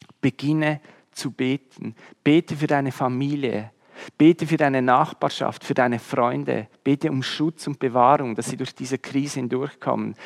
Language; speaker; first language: German; native; German